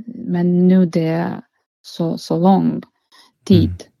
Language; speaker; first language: Swedish; non-native, learner; Ukrainian